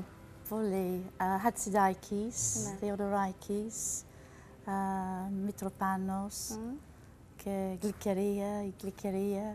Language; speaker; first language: Greek; non-native, learner; English